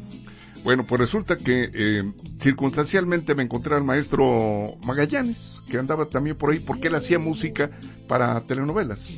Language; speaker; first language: Spanish; native; Spanish